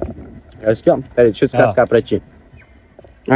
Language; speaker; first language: Portuguese; native; Portuguese